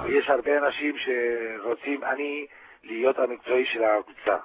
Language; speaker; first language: Hebrew; non-native, fluent; Spanish